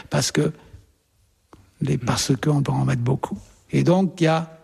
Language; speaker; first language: French; native; French